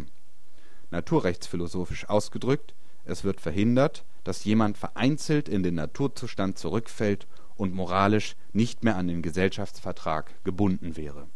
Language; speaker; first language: German; native; German